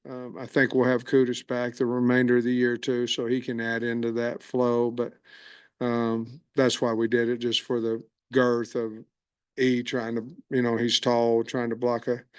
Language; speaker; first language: English; native; English